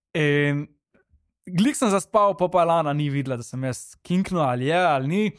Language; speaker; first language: Slovenian; non-native, local second language; Serbian